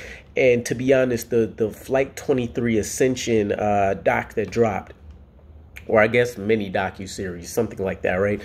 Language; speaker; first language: English; native; English